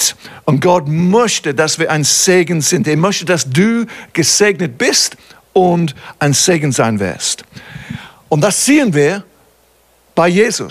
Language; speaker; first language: German; non-native, fluent; English